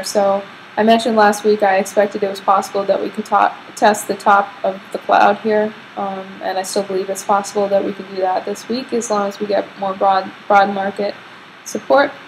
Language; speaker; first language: English; native; English